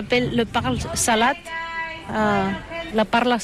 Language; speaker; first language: French; non-native, learner; Catalan